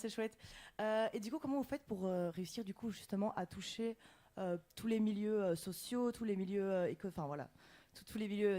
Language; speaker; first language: French; native; French